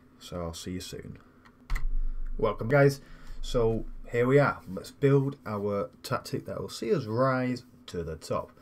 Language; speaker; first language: English; native; English